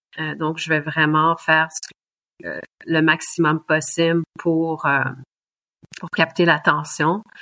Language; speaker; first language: French; native; French